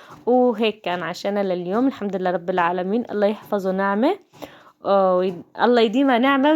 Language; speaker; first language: Arabic; native; Arabic